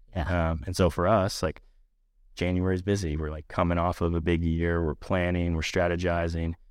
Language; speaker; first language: English; native; English